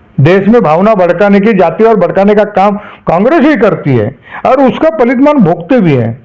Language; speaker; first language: Hindi; non-native, local second language; Marathi